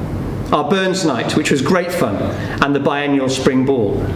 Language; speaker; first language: English; native; English